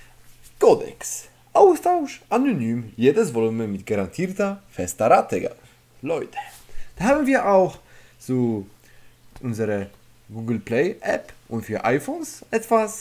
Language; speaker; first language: German; non-native, fluent; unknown